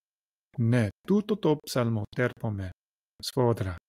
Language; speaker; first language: Greek; non-native, learner; English